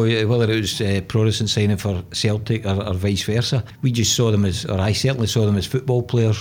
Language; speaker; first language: English; native; English